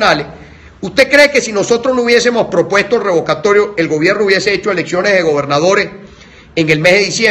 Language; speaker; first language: Spanish; native; Spanish